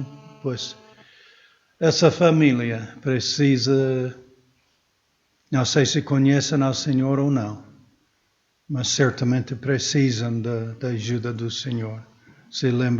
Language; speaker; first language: Portuguese; non-native, fluent; English